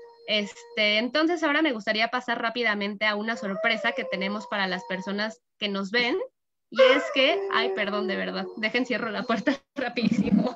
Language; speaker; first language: Spanish; native; Spanish